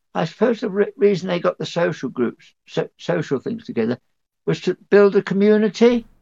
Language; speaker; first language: English; native; English